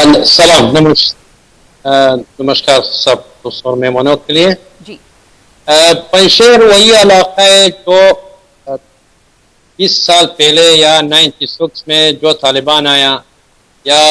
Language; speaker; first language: Hindi; non-native, fluent; Persian